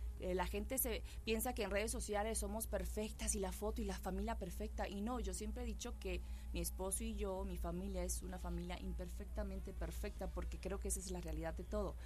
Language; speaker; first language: Spanish; early bilingual, heritage; Spanish